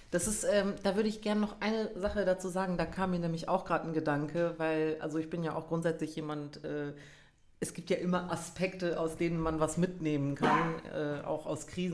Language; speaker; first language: German; native; German